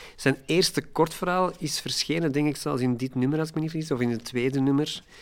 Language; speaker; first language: Dutch; native; Dutch